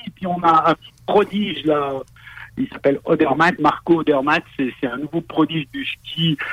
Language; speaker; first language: French; native; French